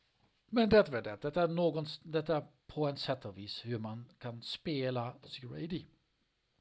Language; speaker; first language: Swedish; non-native, learner; Dutch